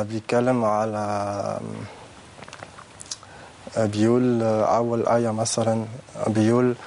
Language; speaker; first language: Arabic; non-native, learner; French